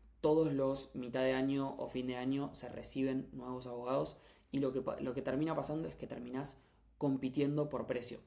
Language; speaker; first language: Spanish; native; Spanish